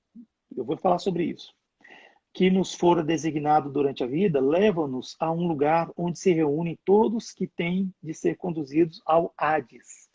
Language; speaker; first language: Portuguese; native; Portuguese